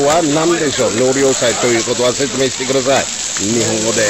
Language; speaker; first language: Japanese; non-native, fluent; English